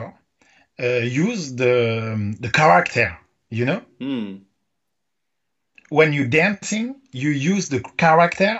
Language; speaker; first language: English; non-native, learner; French